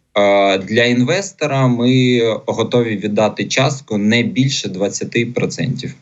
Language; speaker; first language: Ukrainian; non-native, local second language; Russian